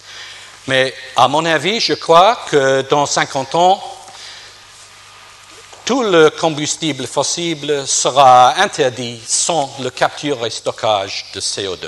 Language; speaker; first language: French; non-native, fluent; English